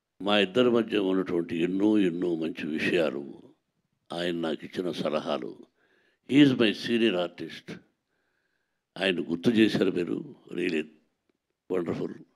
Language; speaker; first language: Telugu; native; Telugu